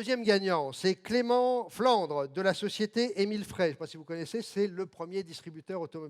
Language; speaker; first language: French; native; French